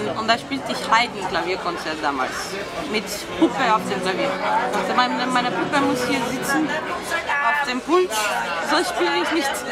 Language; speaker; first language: German; non-native, fluent; Romanian